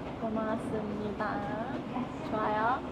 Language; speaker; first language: Korean; non-native, learner; Japanese